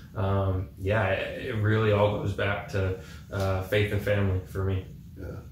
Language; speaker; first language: English; native; English